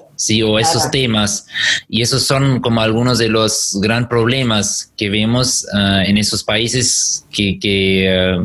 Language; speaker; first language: Spanish; non-native, fluent; German